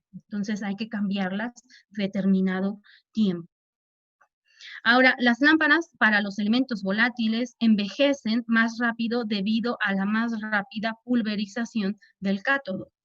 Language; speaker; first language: Spanish; native; Spanish